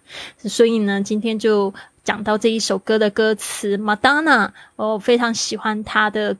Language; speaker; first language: Chinese; native; Chinese